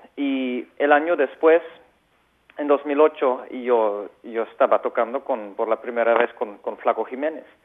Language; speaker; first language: Spanish; non-native, fluent; Dutch